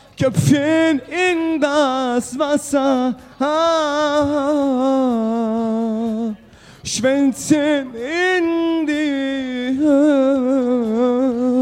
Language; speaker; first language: German; early bilingual, other home language; Turkish